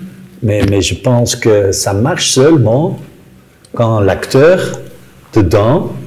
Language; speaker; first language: French; non-native, local second language; Dutch